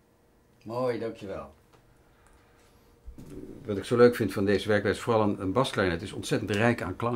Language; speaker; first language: Dutch; native; Dutch